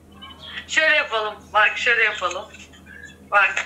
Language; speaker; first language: Turkish; native; Turkish